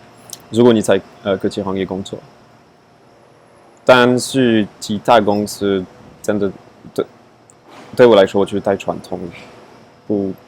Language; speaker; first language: Chinese; non-native, fluent; French